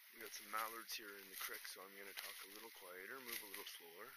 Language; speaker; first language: English; native; English